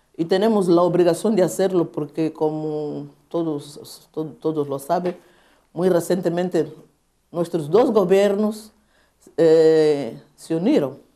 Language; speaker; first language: Spanish; non-native, fluent; Portuguese